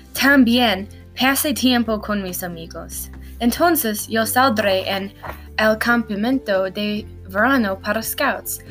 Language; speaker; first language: Spanish; non-native, learner; English